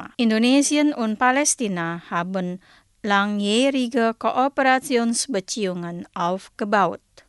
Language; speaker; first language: German; non-native, fluent; Indonesian